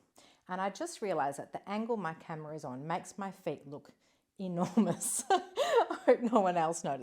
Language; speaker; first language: English; native; English